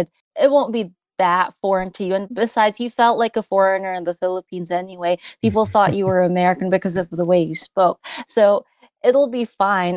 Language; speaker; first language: English; non-native, local second language; Filipino